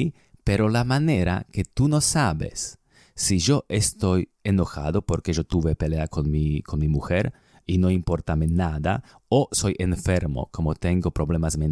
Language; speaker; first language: Spanish; non-native, fluent; Slovak